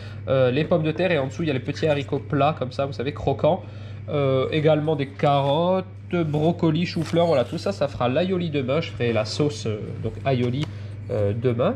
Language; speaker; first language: French; native; French